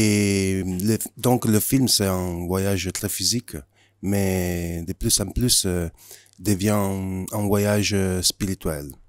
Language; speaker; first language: French; non-native, fluent; Italian